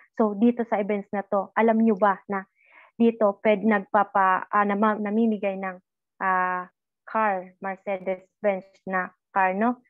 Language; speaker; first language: Filipino; native; Filipino